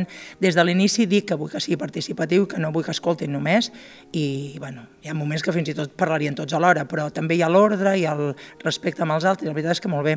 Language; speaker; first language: Catalan; native; Catalan